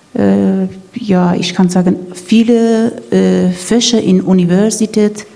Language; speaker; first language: German; non-native, fluent; Persian